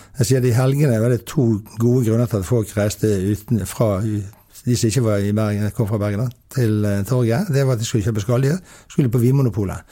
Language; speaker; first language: Norwegian; native; Norwegian